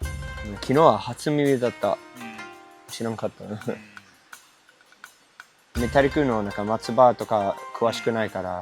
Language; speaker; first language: Japanese; non-native, fluent; English